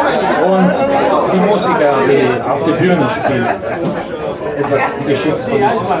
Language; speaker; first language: German; non-native, fluent; Spanish